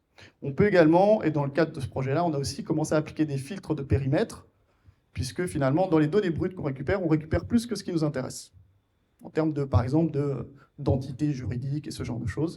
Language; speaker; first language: French; native; French